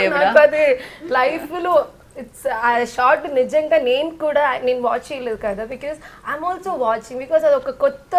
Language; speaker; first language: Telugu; non-native, learner; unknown